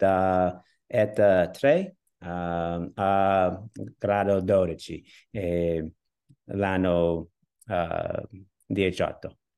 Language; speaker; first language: Italian; non-native, learner; English